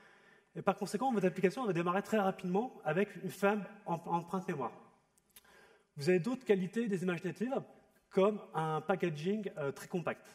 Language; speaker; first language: French; native; French